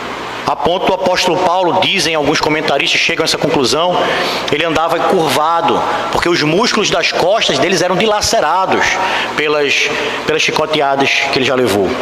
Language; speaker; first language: Portuguese; native; Portuguese